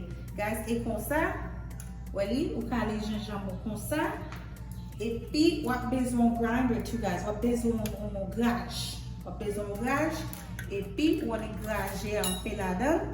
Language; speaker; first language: French; non-native, learner; Haitian Creole